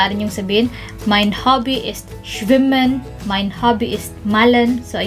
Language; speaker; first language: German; non-native, local second language; Filipino